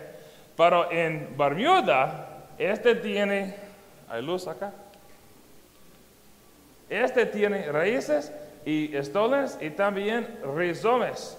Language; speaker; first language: Spanish; non-native, learner; English